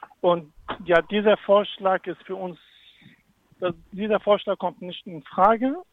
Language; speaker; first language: German; non-native, fluent; Kurdish